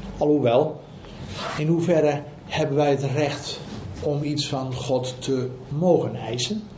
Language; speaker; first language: Dutch; native; Dutch